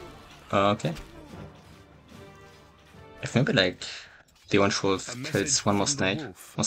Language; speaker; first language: English; non-native, fluent; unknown